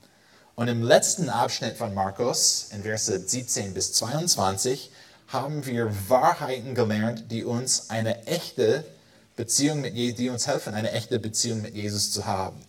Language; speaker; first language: German; non-native, fluent; English